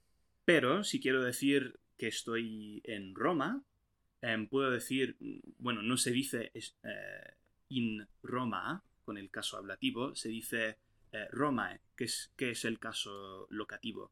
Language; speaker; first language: Spanish; non-native, fluent; English